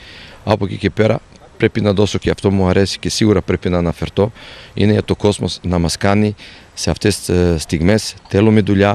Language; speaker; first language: Greek; non-native, fluent; Serbian